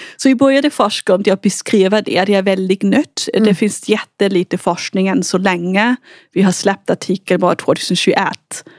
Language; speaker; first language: Swedish; non-native, fluent; German